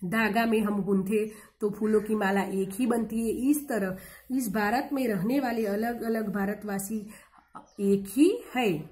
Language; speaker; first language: Hindi; non-native, local second language; Gujarati